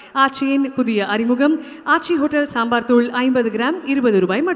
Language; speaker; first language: Tamil; native; Tamil